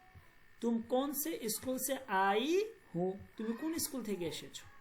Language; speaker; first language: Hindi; non-native, fluent; Bangla